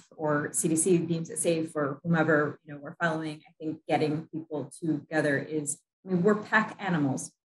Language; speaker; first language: English; native; English